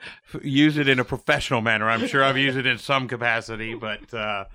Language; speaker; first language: English; native; English